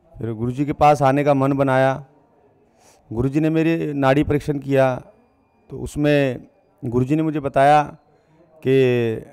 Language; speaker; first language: Hindi; native; Hindi